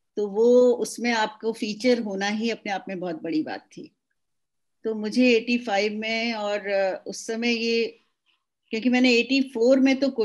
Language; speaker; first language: Hindi; native; Hindi